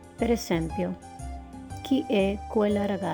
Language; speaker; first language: Italian; non-native, learner; Spanish